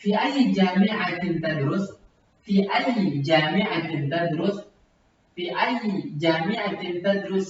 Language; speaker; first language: Arabic; non-native, fluent; Indonesian